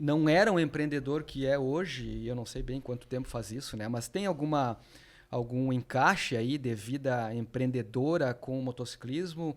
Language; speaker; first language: Portuguese; native; Portuguese